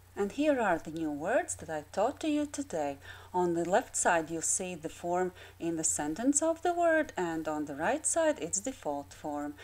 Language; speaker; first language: English; non-native, fluent; Latvian